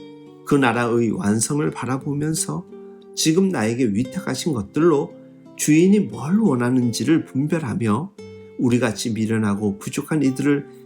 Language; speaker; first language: Korean; native; Korean